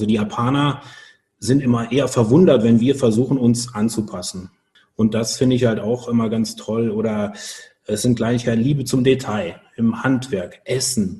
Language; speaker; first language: German; native; German